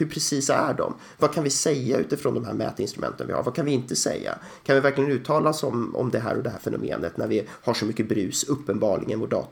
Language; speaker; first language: Swedish; native; Swedish